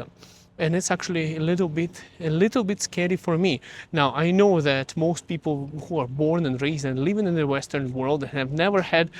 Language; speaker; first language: English; early bilingual, other home language; Russian